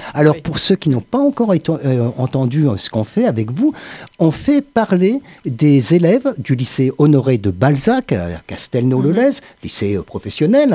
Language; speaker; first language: French; native; French